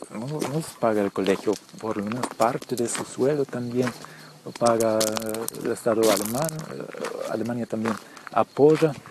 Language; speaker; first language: Spanish; early bilingual, heritage; Spanish